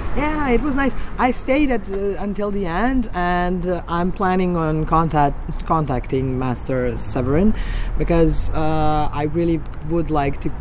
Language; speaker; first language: English; non-native, fluent; Serbian